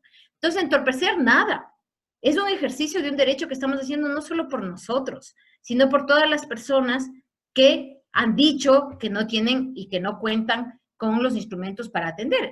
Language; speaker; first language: Spanish; native; Spanish